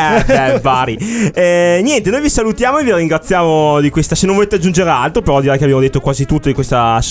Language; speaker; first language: Italian; native; Italian